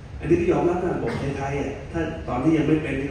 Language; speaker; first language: Thai; native; Thai